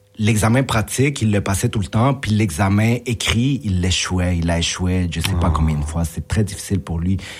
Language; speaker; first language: French; early bilingual, other home language; Spanish